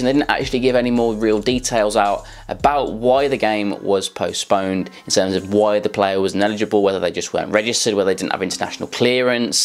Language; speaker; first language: English; native; English